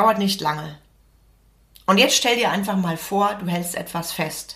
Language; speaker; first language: German; native; German